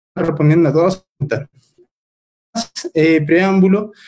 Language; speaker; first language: Spanish; native; Spanish